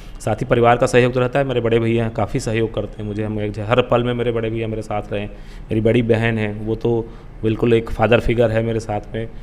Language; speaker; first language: Hindi; native; Hindi